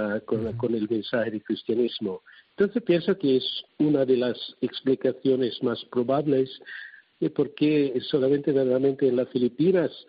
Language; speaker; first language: Spanish; non-native, fluent; Cebuano